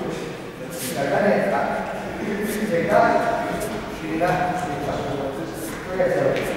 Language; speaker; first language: Russian; non-native, learner; Serbian